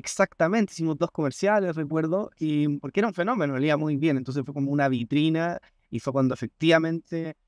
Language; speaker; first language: Spanish; native; Spanish